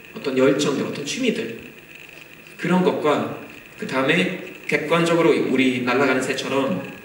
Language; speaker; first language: Korean; non-native, fluent; German